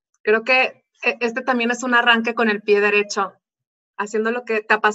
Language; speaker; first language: Spanish; native; Spanish